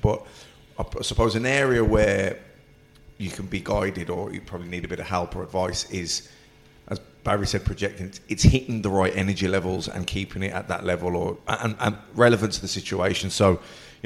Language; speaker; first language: English; native; English